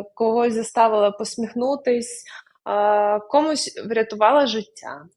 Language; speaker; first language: Ukrainian; non-native, local second language; Russian